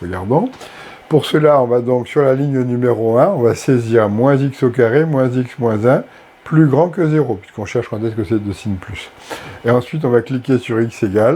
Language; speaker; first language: French; native; French